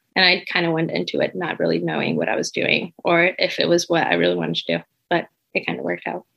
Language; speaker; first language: English; non-native, fluent; Portuguese